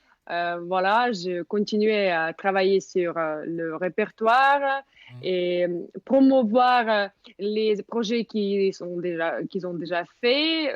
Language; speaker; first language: French; non-native, fluent; Russian